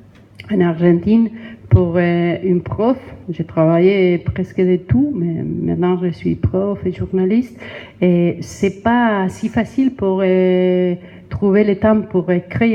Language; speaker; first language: French; non-native, learner; Spanish